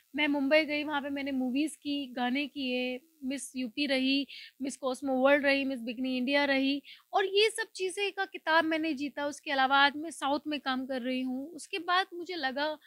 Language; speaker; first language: Hindi; native; Hindi